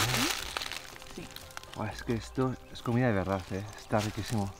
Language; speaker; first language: Spanish; native; Spanish